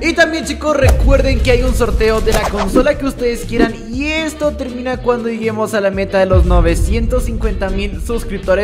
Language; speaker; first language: Spanish; native; Spanish